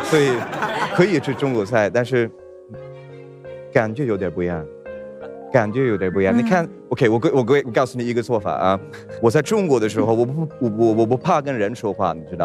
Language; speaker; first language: Chinese; non-native, fluent; Swedish